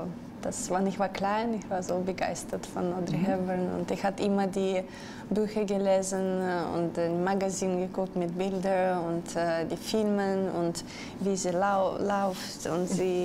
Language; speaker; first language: German; non-native, learner; Russian